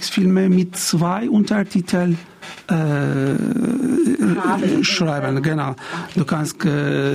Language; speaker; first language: German; non-native, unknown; Turkish